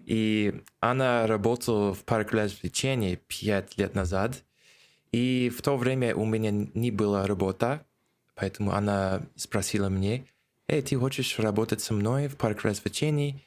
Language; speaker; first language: Russian; non-native, learner; English